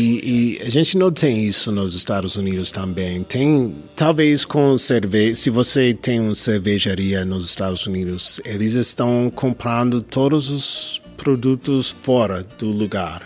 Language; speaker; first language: Portuguese; non-native, learner; English